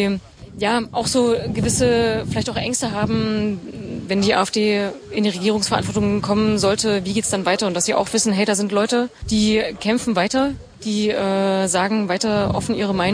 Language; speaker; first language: German; native; German